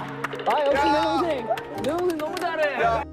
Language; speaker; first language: Korean; native; Korean